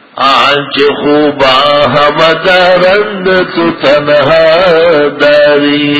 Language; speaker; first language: Urdu; non-native, local second language; Pashto